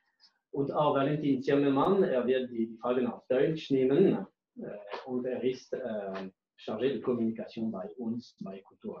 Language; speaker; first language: German; non-native, learner; French